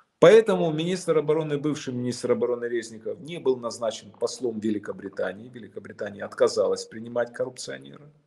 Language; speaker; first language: Russian; native; Russian